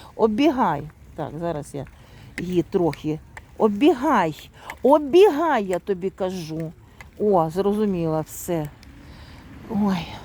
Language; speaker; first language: Ukrainian; native; Ukrainian